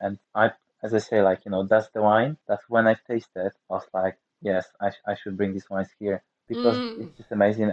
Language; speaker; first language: English; non-native, fluent; Polish